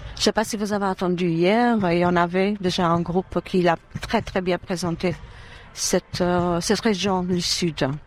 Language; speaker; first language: French; non-native, fluent; Albanian